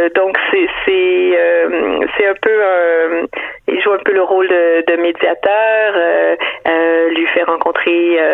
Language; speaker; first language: French; native; French